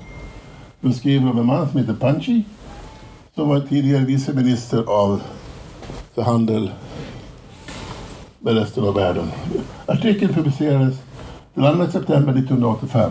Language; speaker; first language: Swedish; native; Swedish